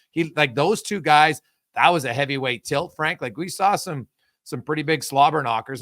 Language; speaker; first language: English; native; English